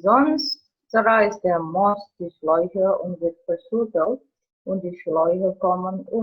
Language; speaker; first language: German; non-native, learner; Indonesian